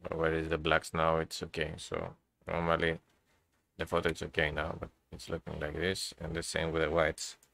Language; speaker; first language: English; non-native, learner; Greek